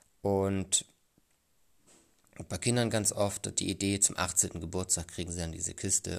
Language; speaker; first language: German; native; German